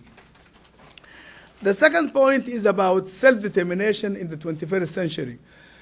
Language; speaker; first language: English; non-native, fluent; Arabic